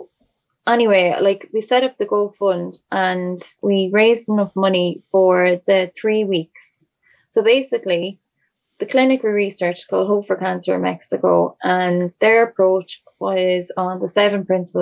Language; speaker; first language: English; native; English